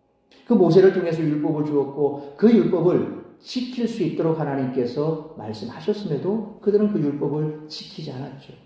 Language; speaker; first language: Korean; native; Korean